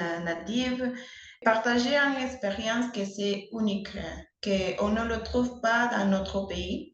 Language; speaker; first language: French; non-native, learner; Spanish